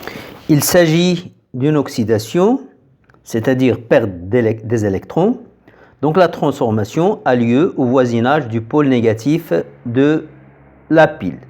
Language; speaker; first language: French; non-native, local second language; Arabic